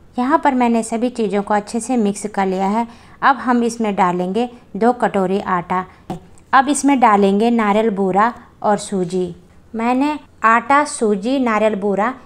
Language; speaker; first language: Hindi; native; Hindi